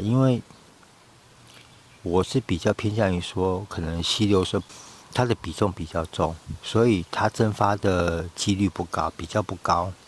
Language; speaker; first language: Chinese; native; Chinese